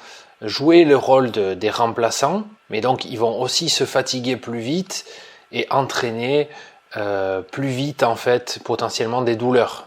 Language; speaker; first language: French; native; French